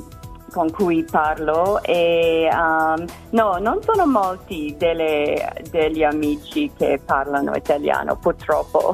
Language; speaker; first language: Italian; non-native, learner; English